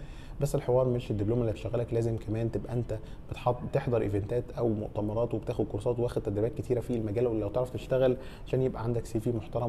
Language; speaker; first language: Arabic; native; Arabic